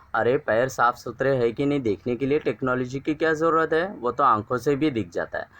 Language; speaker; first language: Hindi; non-native, local second language; Marathi